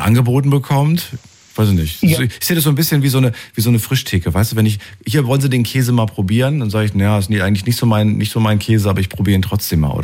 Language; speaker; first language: German; native; German